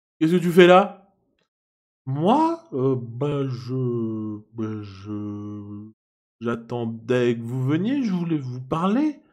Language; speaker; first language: French; native; French